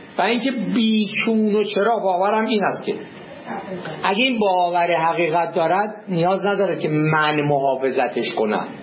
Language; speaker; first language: Persian; non-native, local second language; Azerbaijani